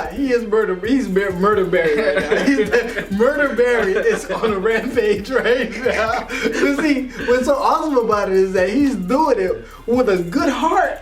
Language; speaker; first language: English; native; English